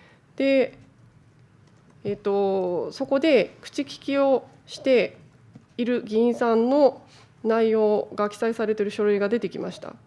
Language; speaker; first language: Japanese; native; Japanese